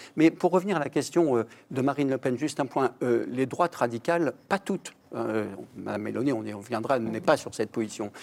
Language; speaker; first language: French; native; French